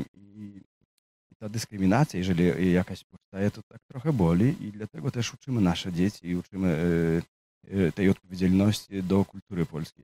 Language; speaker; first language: Polish; early bilingual, heritage; Polish